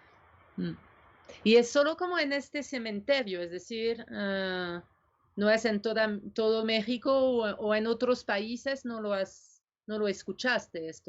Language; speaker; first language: Spanish; non-native, fluent; French